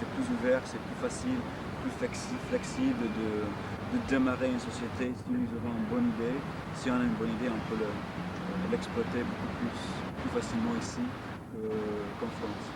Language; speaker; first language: French; native; French